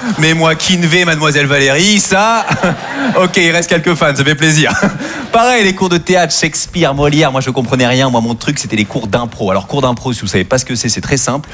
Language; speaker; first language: French; native; French